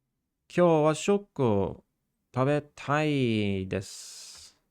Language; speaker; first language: Japanese; non-native, learner; English